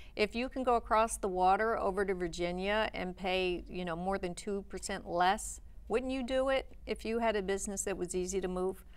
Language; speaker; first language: English; native; English